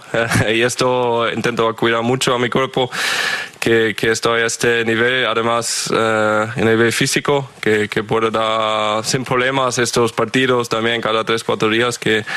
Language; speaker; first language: Spanish; non-native, fluent; German